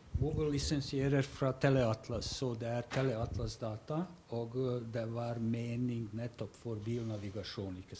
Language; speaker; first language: Norwegian; non-native, fluent; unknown